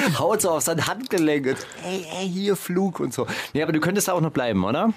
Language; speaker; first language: German; native; German